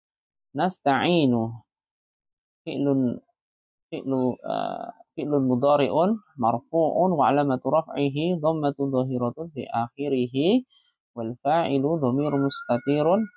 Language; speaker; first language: Arabic; non-native, learner; Indonesian